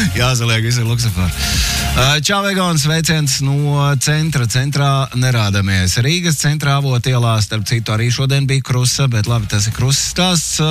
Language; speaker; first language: Latvian; native; Latvian